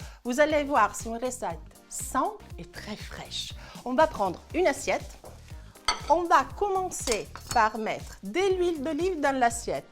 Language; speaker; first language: French; non-native, fluent; Italian